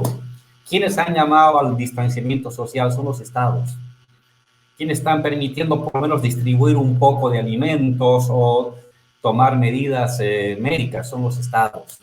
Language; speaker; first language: Spanish; native; Spanish